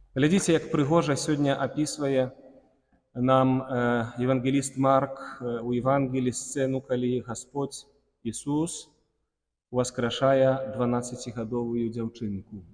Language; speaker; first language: Belarusian; non-native, local second language; Russian